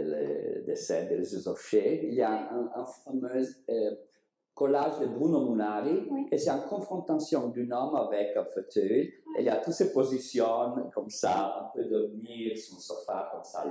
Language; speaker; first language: French; non-native, learner; Italian